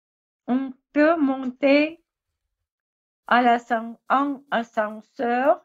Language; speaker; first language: French; non-native, learner; Russian